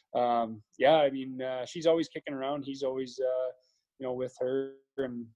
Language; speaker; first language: English; native; English